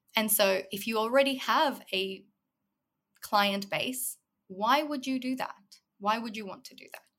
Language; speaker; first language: English; native; English